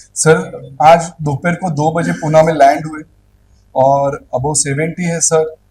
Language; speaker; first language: Hindi; non-native, local second language; Marathi